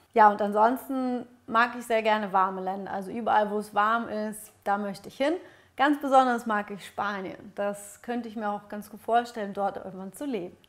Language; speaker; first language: German; early bilingual, other home language; Russian